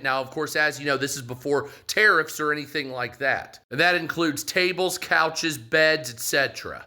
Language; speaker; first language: English; native; English